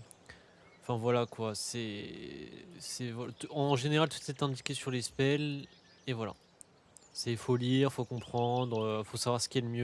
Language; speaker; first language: French; native; French